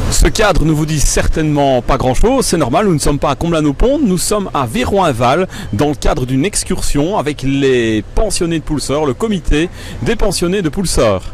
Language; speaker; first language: French; native; French